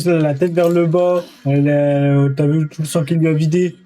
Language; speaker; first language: French; native; French